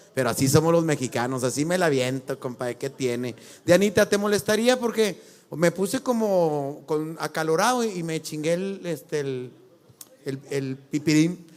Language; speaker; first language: Spanish; native; Spanish